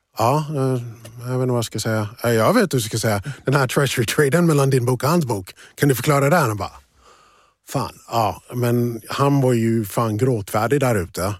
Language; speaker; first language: Swedish; early bilingual, other home language; English